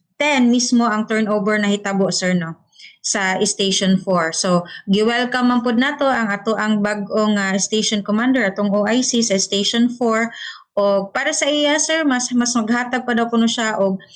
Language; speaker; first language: Cebuano; native; Cebuano